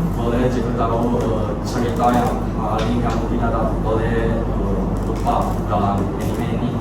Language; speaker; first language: Malay; non-native, local second language; Chinese